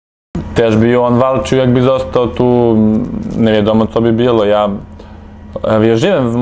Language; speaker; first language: Polish; non-native, fluent; Serbian